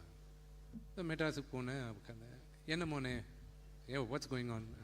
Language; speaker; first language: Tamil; non-native, local second language; Telugu